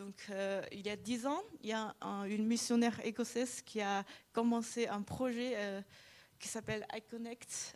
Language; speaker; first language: French; non-native, fluent; Chinese